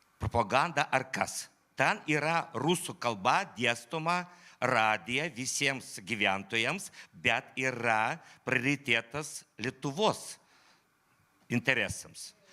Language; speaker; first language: Lithuanian; non-native, local second language; Polish